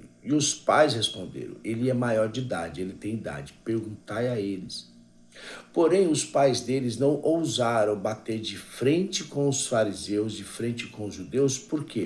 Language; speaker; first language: Portuguese; native; Portuguese